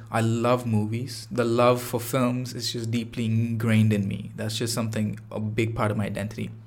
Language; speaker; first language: English; non-native, local second language; Tamil